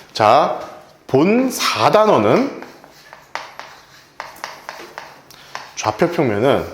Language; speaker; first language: Korean; native; Korean